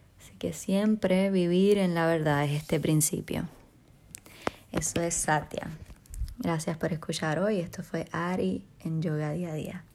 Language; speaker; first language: Spanish; native; Spanish